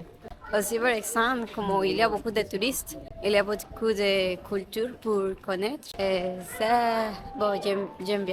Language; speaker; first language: French; non-native, learner; Spanish